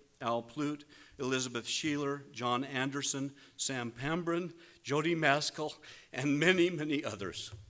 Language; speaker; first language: English; native; English